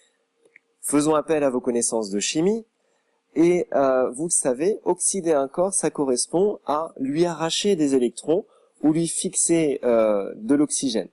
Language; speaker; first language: French; native; French